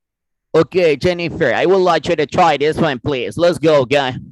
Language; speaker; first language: English; non-native, fluent; Spanish